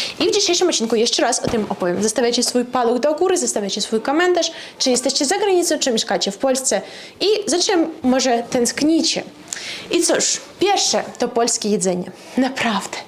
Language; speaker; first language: Polish; non-native, fluent; Russian